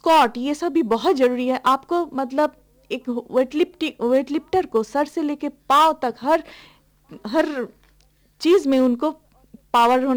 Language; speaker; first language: Hindi; non-native, local second language; Bangla